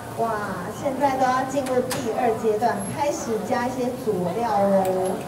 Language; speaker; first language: Chinese; native; Chinese